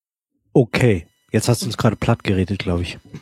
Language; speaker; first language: German; native; German